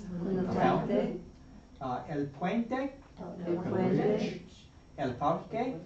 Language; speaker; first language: Spanish; non-native, fluent; English